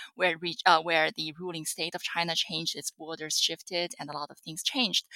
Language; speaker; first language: English; non-native, fluent; Chinese